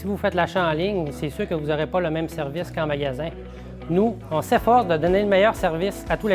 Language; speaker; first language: French; native; French